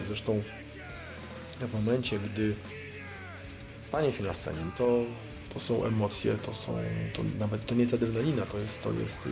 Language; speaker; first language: Polish; native; Polish